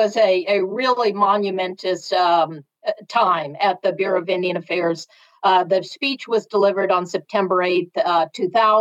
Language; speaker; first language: English; native; English